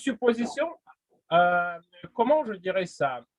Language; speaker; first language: French; non-native, fluent; Russian